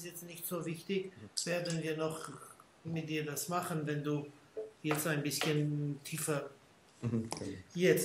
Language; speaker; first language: German; non-native, fluent; Armenian